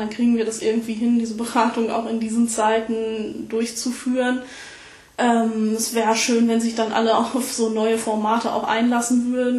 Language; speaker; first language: German; native; German